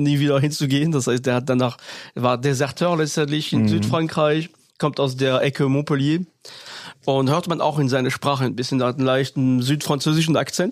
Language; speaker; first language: German; non-native, fluent; French